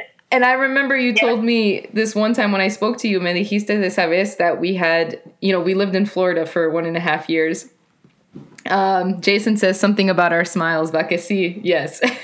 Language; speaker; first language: English; early bilingual, other home language; Spanish